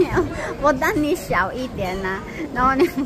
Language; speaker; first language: Chinese; non-native, learner; Filipino